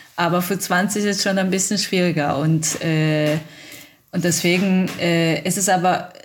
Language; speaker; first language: German; non-native, fluent; Italian